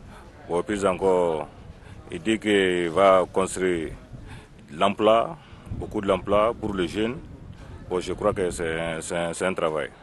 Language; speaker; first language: French; non-native, local second language; Bambara